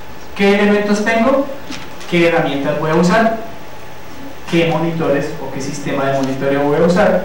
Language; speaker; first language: Spanish; native; Spanish